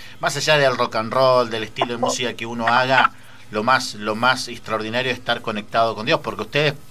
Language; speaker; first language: Spanish; native; Spanish